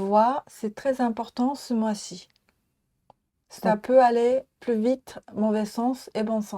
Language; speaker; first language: French; non-native, learner; Japanese